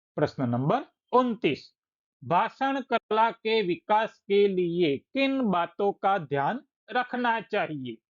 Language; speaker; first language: Hindi; non-native, local second language; Gujarati